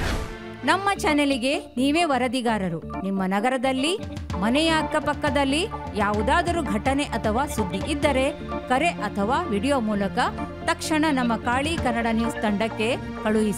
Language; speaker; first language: Kannada; native; Kannada